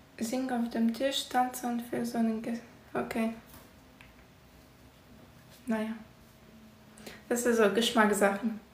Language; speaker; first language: German; non-native, learner; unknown